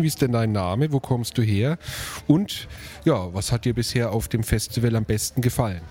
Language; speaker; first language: German; native; German